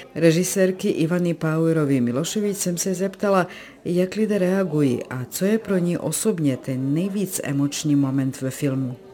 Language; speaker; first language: Czech; non-native, fluent; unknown